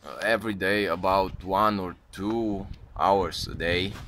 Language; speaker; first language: English; non-native, learner; Romanian